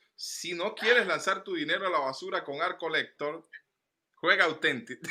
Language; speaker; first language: Spanish; native; Spanish